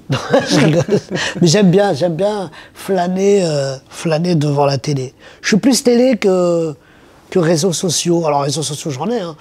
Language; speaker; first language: French; early bilingual, other home language; Arabic